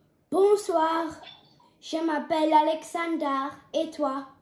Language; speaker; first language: French; early bilingual, heritage; French